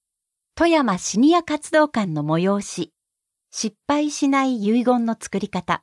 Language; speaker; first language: Japanese; native; Japanese